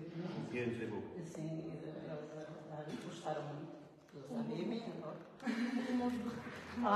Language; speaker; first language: Portuguese; early bilingual, heritage; French